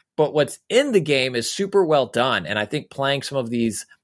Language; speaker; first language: English; native; English